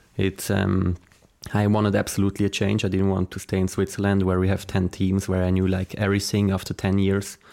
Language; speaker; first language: English; non-native, fluent; Swiss German